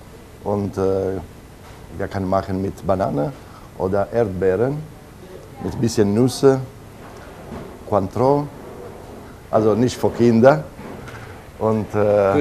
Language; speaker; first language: German; non-native, fluent; Italian